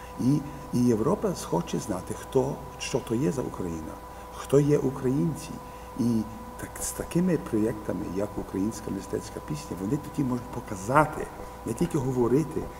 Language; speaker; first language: Ukrainian; early bilingual, heritage; English